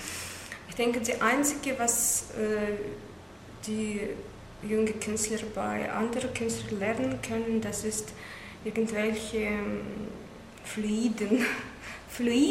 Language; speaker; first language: German; non-native, learner; Russian